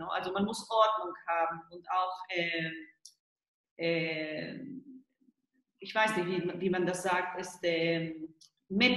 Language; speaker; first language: German; early bilingual, heritage; Spanish